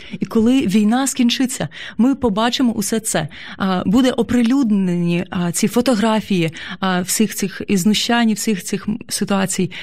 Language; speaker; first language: Ukrainian; native; Ukrainian